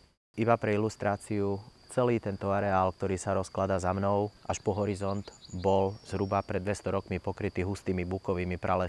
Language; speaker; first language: Slovak; native; Slovak